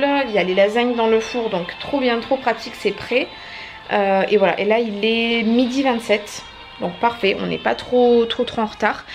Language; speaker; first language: French; native; French